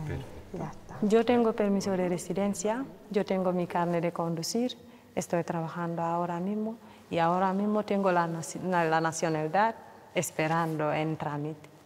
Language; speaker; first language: Spanish; non-native, fluent; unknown